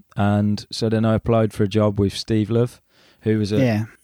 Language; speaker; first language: English; native; English